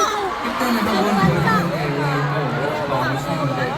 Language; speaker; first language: Korean; non-native, fluent; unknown